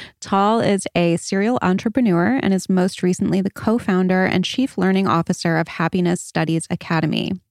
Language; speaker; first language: English; native; English